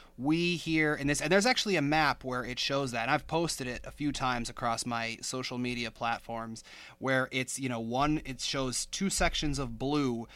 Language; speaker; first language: English; native; English